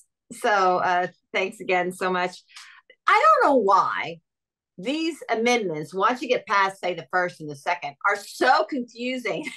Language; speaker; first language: English; native; English